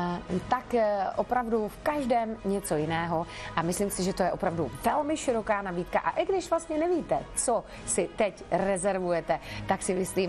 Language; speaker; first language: Czech; native; Czech